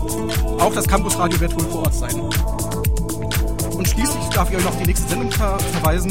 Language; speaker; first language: German; native; German